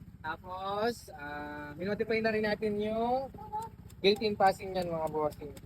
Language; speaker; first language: Filipino; native; Filipino